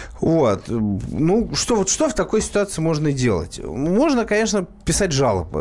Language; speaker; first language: Russian; native; Russian